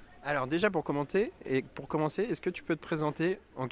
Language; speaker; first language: French; native; French